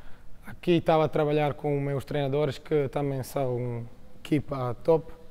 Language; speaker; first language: Portuguese; non-native, fluent; Croatian